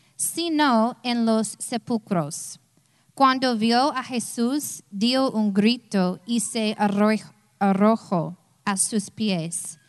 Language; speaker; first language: Spanish; non-native, fluent; English